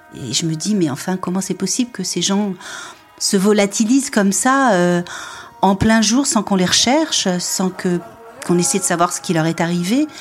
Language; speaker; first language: French; native; French